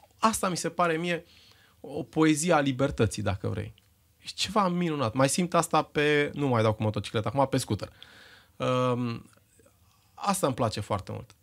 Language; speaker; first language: Romanian; native; Romanian